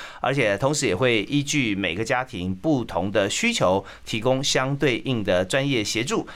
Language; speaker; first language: Chinese; native; Chinese